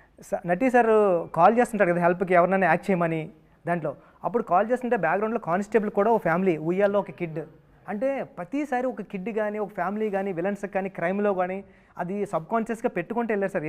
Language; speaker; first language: Telugu; native; Telugu